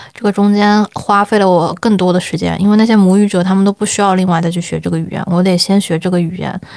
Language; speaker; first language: Chinese; native; Chinese